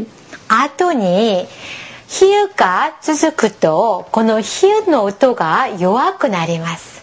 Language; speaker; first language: Japanese; non-native, fluent; Korean